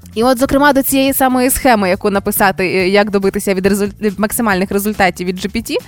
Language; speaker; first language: Ukrainian; native; Ukrainian